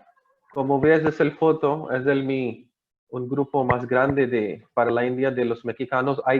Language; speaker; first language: Spanish; non-native, learner; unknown